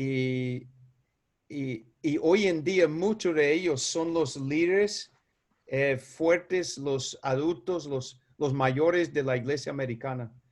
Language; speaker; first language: Spanish; non-native, fluent; English